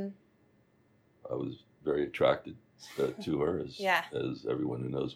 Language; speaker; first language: English; native; English